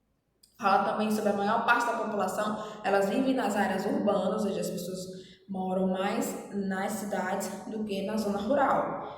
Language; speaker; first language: Portuguese; native; Portuguese